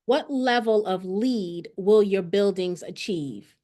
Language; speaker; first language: English; native; English